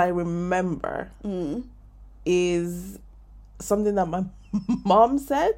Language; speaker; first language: English; native; English